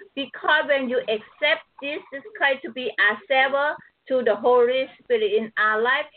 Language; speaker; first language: English; non-native, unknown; Thai